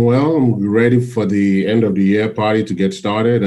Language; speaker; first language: English; non-native, local second language; Yoruba